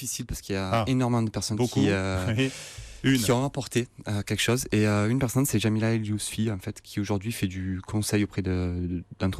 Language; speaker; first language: French; native; French